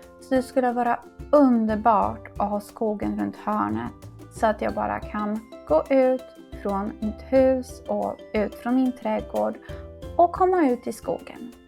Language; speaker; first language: Swedish; non-native, fluent; Polish